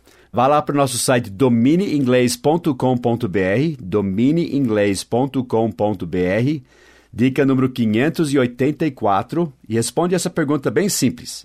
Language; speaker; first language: Portuguese; non-native, fluent; English